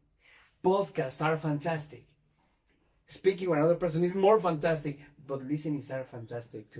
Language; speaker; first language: English; non-native, fluent; Spanish